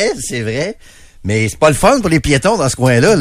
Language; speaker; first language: French; native; French